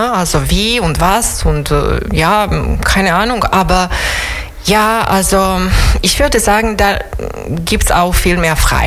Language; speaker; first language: German; non-native, fluent; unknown